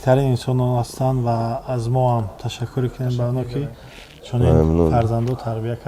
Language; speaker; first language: Persian; native; Persian